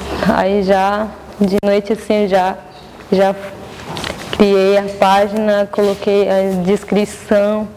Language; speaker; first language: Portuguese; non-native, local second language; Guarani